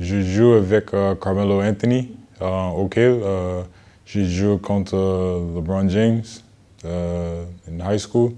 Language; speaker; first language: French; non-native, learner; English